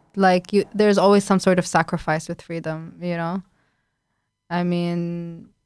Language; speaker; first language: English; non-native, fluent; Arabic